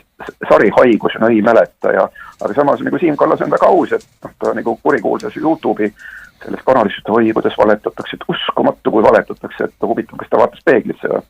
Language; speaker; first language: Estonian; native; Estonian